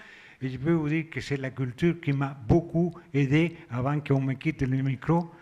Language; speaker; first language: French; non-native, fluent; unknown